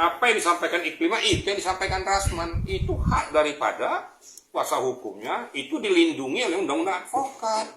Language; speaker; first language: Indonesian; native; Indonesian